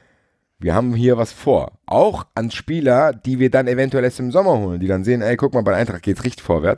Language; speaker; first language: German; native; German